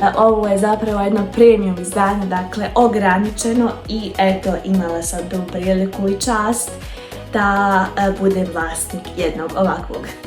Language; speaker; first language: Bosnian; early bilingual, heritage; Bosnian